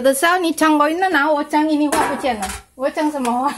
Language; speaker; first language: Chinese; non-native, fluent; Indonesian